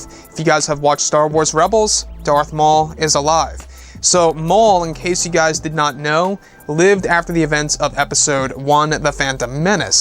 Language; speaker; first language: English; native; English